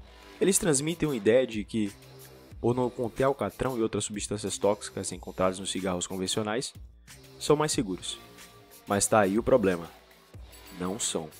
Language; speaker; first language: Portuguese; native; Portuguese